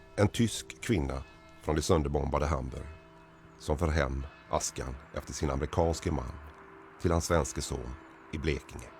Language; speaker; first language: Swedish; native; Swedish